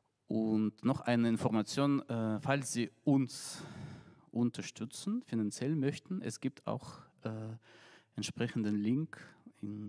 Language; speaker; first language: German; non-native, fluent; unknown